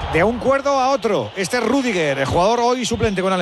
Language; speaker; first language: Spanish; native; Spanish